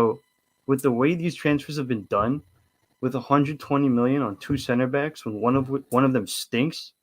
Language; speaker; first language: English; native; English